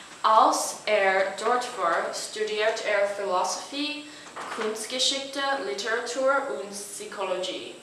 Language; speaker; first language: German; non-native, learner; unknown